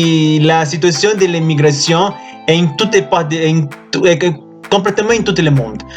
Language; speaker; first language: French; non-native, learner; Spanish